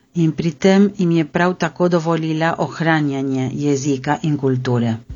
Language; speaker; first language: Slovenian; early bilingual, heritage; Slovenian